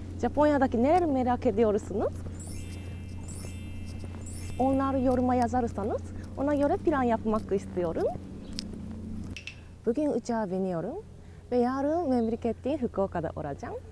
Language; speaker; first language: Turkish; non-native, learner; Japanese